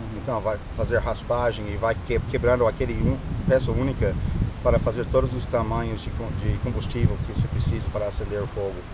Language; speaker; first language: Portuguese; non-native, fluent; English